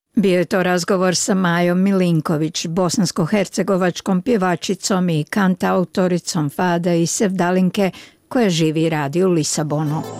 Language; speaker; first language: Serbian; native; Serbian